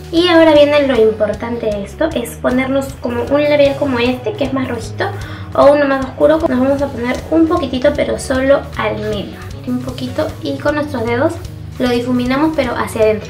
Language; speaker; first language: Spanish; native; Spanish